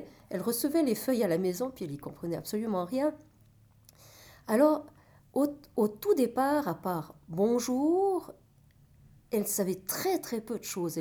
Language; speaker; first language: French; native; French